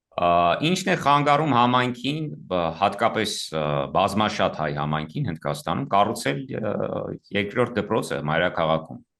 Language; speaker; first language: Armenian; native; Armenian